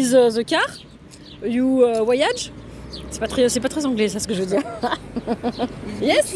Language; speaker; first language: French; native; French